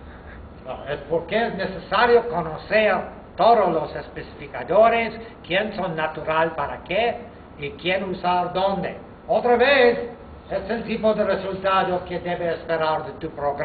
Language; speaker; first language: Spanish; non-native, fluent; English